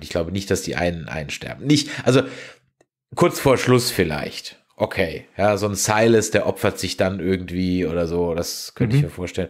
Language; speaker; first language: German; native; German